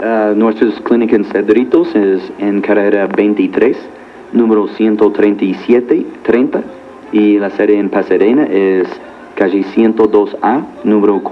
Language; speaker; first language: Spanish; non-native, fluent; English